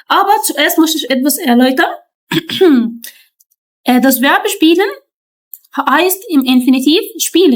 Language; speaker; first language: German; non-native, learner; Arabic